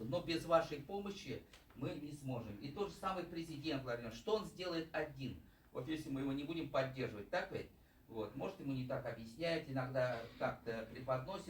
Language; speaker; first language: Russian; native; Russian